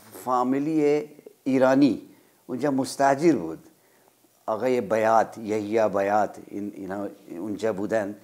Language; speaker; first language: Persian; non-native, fluent; Urdu